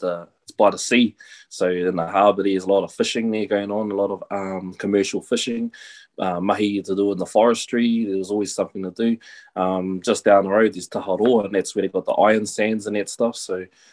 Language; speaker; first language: English; native; English